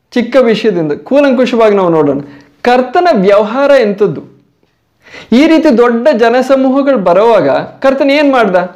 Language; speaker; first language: Kannada; non-native, local second language; Malayalam